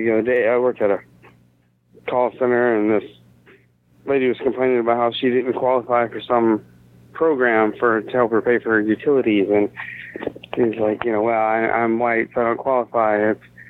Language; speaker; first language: English; native; English